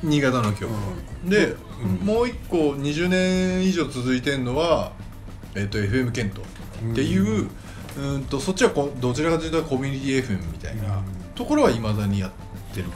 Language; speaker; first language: Japanese; native; Japanese